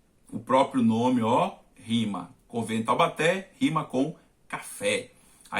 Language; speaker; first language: Portuguese; native; Portuguese